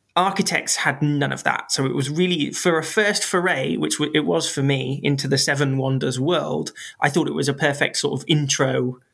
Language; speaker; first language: English; native; English